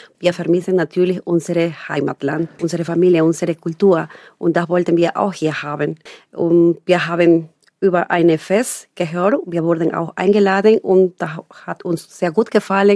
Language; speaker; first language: German; non-native, learner; Spanish